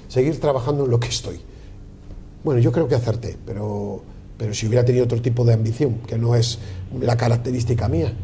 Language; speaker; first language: Spanish; native; Spanish